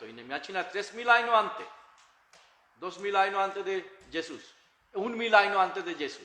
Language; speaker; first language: Spanish; non-native, learner; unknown